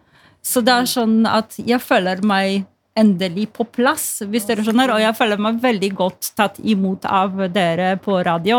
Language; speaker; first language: Norwegian; non-native, fluent; Polish